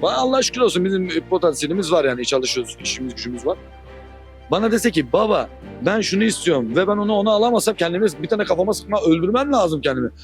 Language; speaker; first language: Turkish; native; Turkish